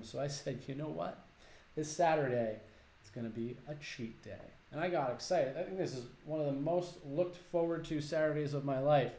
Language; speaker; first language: English; native; English